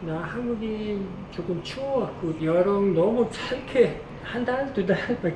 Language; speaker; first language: Korean; non-native, learner; Portuguese